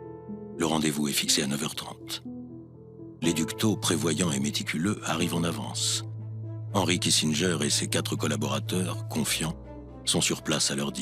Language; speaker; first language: French; native; French